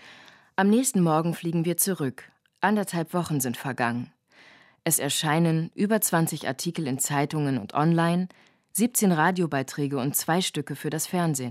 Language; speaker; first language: German; native; German